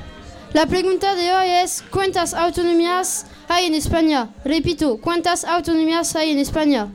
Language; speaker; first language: Spanish; non-native, learner; French